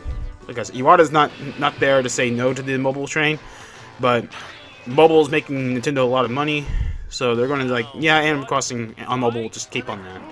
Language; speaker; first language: English; native; English